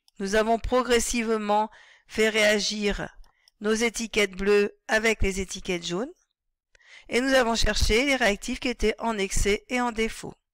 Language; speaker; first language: French; native; French